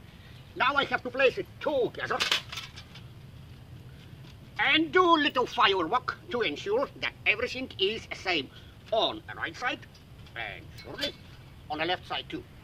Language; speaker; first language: English; non-native, learner; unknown